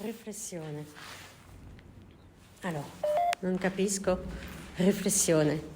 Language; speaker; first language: Italian; non-native, learner; French